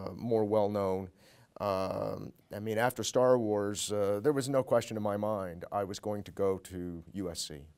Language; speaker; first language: English; native; English